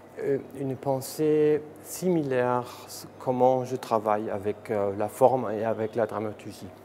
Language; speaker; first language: French; non-native, fluent; German